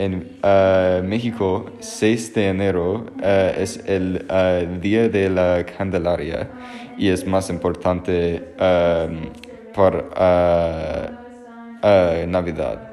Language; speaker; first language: Spanish; non-native, learner; English